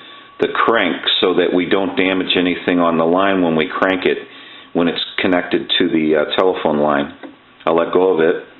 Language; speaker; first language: English; native; English